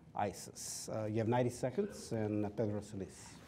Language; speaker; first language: English; non-native, fluent; Spanish